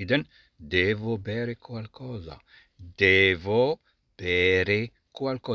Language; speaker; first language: Italian; non-native, fluent; Arabic